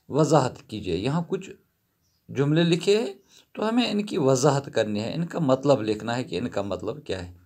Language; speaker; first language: Urdu; non-native, local second language; Kashmiri